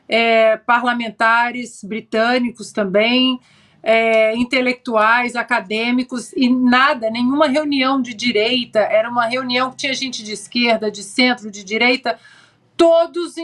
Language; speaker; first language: Portuguese; native; Portuguese